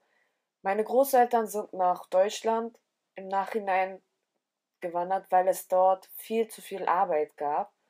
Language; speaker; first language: German; early bilingual, other home language; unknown